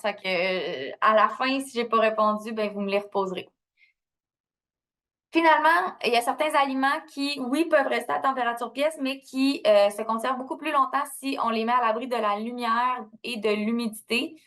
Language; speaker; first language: French; native; French